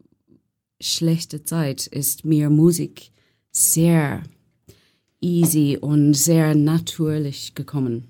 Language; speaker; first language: German; non-native, learner; English